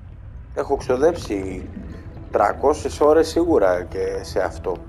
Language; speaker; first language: Greek; native; Greek